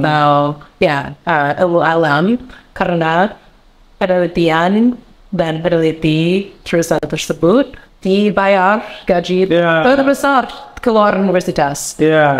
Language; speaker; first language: Indonesian; non-native, learner; English